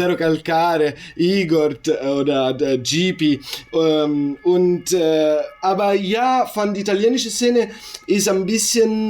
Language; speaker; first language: German; non-native, learner; Italian